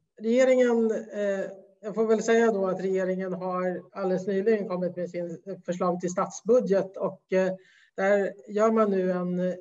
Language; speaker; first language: Swedish; native; Swedish